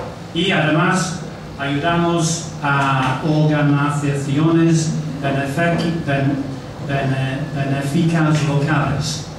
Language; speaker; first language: Spanish; non-native, fluent; English